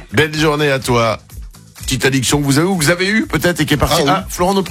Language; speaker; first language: French; native; French